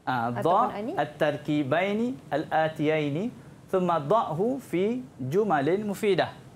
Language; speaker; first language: Arabic; non-native, fluent; Malay